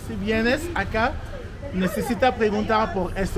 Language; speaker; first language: Spanish; non-native, learner; English